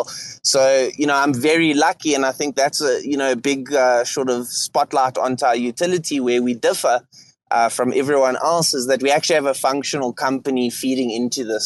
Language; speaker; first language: English; native; English